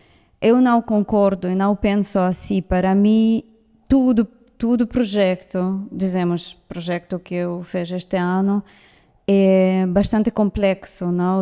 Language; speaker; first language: Portuguese; non-native, fluent; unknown